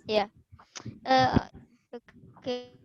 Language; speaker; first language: English; non-native, learner; Indonesian